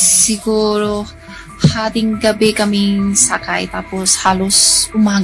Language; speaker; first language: Filipino; non-native, learner; Chinese